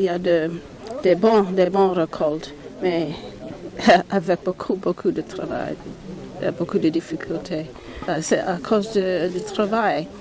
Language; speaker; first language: French; non-native, learner; English